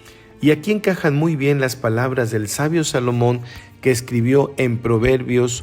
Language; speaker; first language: Spanish; native; Spanish